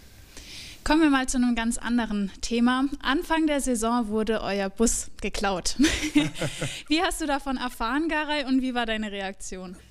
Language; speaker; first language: German; native; German